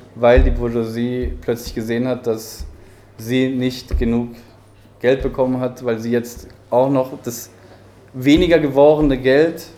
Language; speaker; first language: German; early bilingual, heritage; Spanish